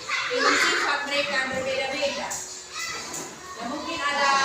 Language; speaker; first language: Indonesian; native; Indonesian